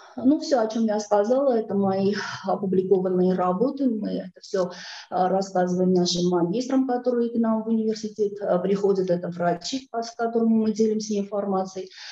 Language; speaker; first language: Russian; non-native, local second language; Armenian